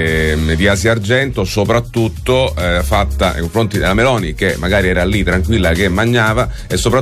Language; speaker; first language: Italian; native; Italian